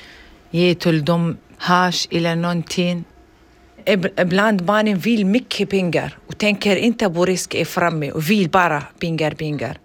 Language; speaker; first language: Swedish; non-native, learner; Arabic